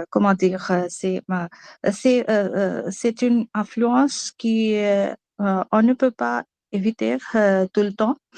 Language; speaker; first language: French; non-native, learner; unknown